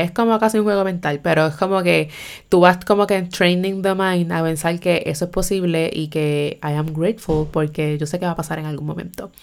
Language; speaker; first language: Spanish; native; Spanish